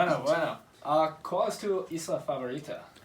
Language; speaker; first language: Spanish; non-native, learner; English